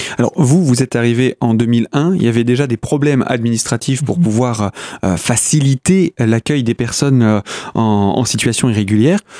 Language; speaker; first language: French; native; French